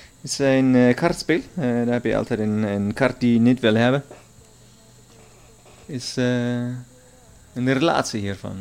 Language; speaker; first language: Dutch; non-native, learner; German